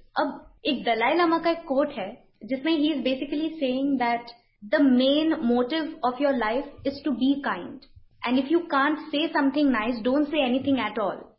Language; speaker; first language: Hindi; non-native, local second language; Bangla